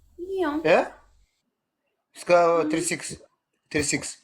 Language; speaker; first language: English; non-native, learner; Tigrinya